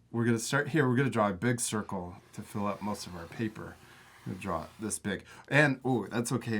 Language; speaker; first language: English; native; English